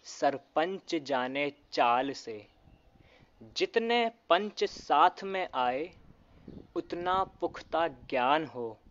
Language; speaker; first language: Hindi; native; Hindi